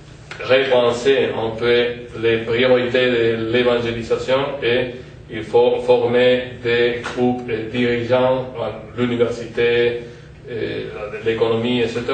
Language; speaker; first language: French; non-native, fluent; Spanish